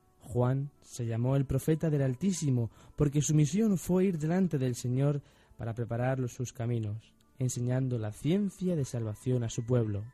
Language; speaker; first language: Spanish; native; Spanish